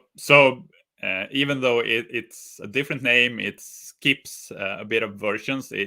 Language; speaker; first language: English; non-native, fluent; Swedish